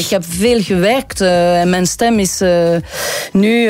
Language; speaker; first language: Dutch; non-native, local second language; French